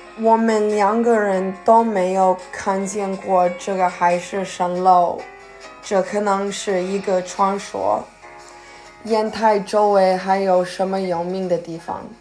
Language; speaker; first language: Chinese; early bilingual, heritage; Chinese